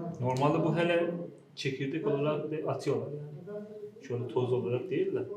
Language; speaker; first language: Turkish; non-native, fluent; Persian